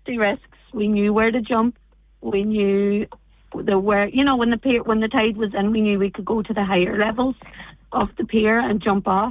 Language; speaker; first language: English; native; English